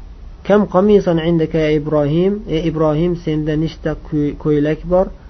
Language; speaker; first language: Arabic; non-native, fluent; Uzbek